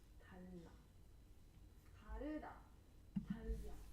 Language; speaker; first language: Korean; non-native, fluent; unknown